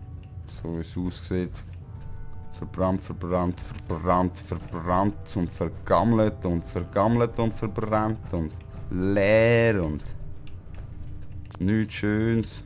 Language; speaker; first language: German; native; German